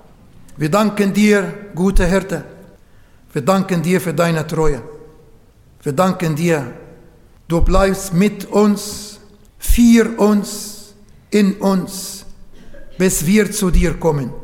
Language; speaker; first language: German; non-native, learner; Arabic